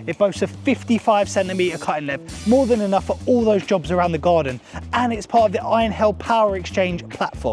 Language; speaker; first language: English; native; English